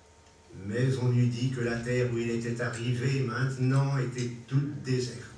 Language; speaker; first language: French; native; French